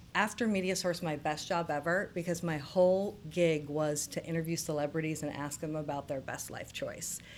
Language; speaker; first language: English; native; English